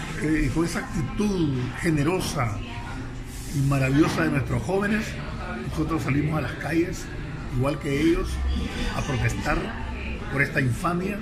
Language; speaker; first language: Spanish; native; Spanish